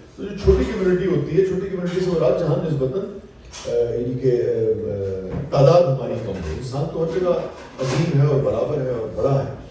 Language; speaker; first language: Urdu; non-native, local second language; Punjabi